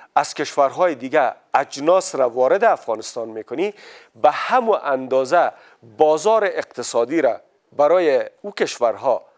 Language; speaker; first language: Persian; native; Persian